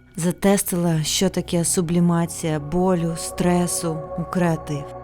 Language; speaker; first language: Ukrainian; non-native, local second language; Russian